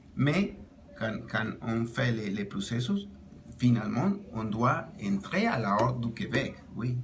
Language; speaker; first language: French; non-native, learner; Spanish